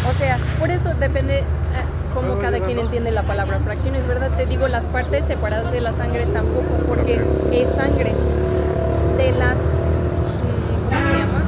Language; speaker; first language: Spanish; non-native, fluent; English